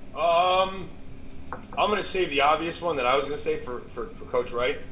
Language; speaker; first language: English; native; English